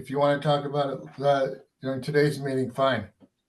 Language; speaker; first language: English; native; English